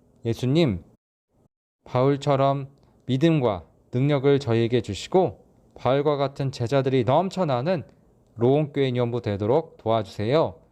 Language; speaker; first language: Korean; native; Korean